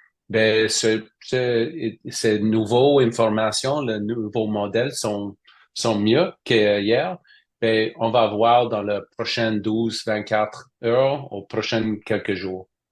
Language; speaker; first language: French; non-native, learner; English